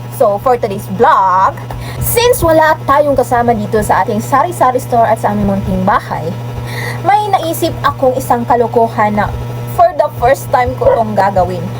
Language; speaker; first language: Filipino; non-native, local second language; Cebuano